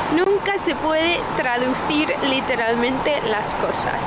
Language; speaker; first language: Spanish; non-native, fluent; English